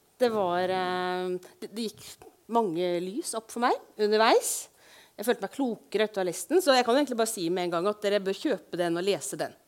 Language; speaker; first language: Norwegian; native; Norwegian